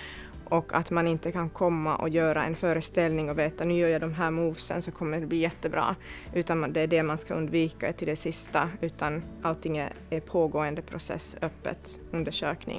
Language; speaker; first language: Swedish; non-native, fluent; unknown